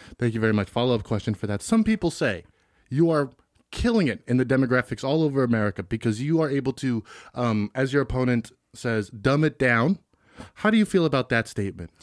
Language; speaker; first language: English; native; English